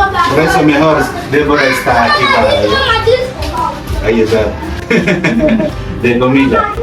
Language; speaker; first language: Spanish; non-native, learner; Filipino